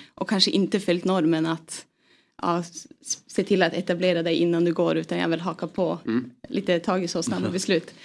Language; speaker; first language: Swedish; native; Swedish